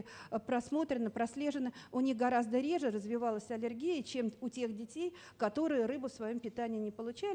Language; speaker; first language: Russian; native; Russian